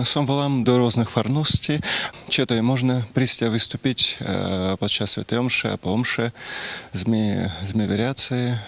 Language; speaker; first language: Slovak; non-native, learner; Russian